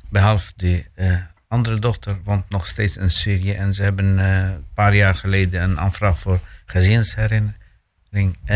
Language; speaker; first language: Dutch; non-native, fluent; Arabic